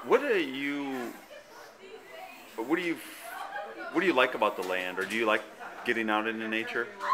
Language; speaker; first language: English; native; English